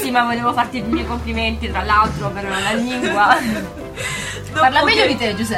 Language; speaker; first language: Italian; native; Italian